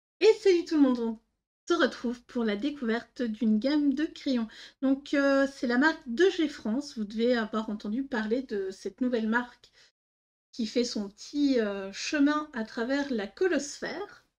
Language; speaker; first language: French; native; French